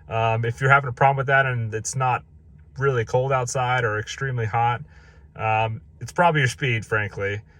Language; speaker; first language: English; native; English